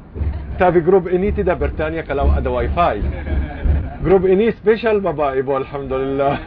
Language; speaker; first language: Indonesian; non-native, fluent; Arabic